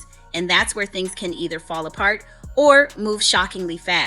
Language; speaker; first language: English; native; English